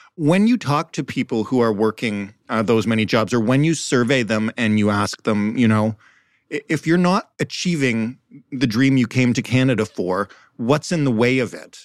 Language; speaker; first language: English; native; English